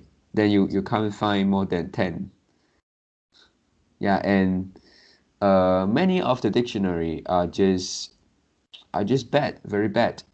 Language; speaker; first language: English; non-native, local second language; Chinese